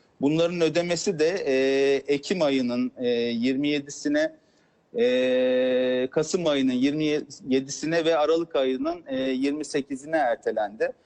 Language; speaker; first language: Turkish; native; Turkish